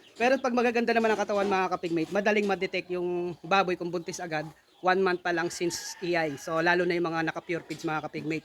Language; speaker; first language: Filipino; native; Filipino